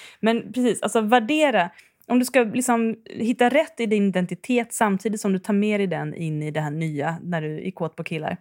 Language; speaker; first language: Swedish; native; Swedish